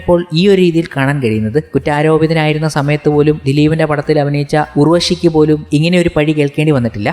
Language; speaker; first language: Malayalam; native; Malayalam